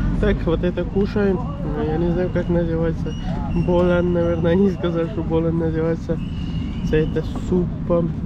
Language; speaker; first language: Russian; non-native, learner; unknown